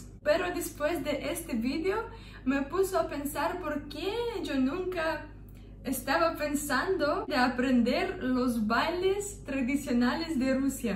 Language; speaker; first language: Spanish; non-native, fluent; Russian